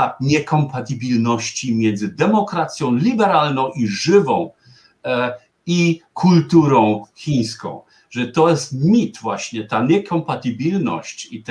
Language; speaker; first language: Polish; non-native, fluent; German